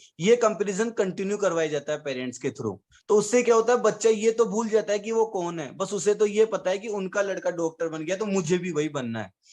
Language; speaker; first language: Hindi; native; Hindi